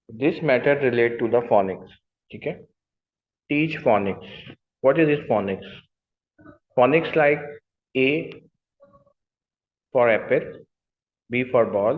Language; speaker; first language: English; non-native, learner; Urdu